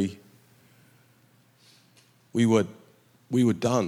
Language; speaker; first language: English; native; English